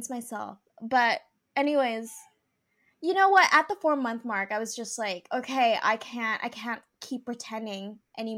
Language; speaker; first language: English; native; English